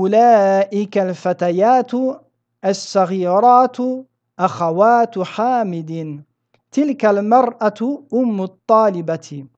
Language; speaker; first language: Arabic; non-native, fluent; French